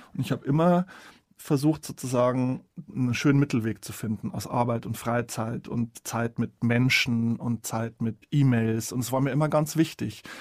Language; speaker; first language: German; native; German